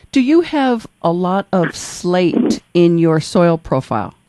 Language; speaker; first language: English; native; English